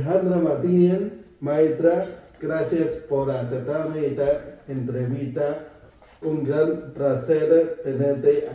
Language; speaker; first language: Spanish; non-native, fluent; Chinese